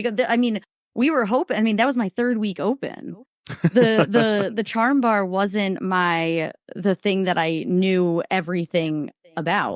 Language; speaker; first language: English; native; English